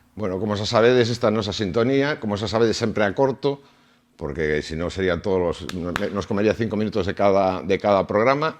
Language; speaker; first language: Spanish; native; Spanish